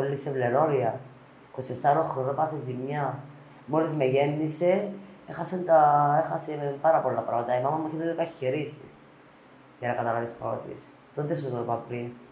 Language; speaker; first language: Greek; native; Greek